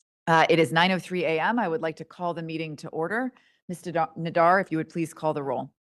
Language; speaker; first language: English; native; English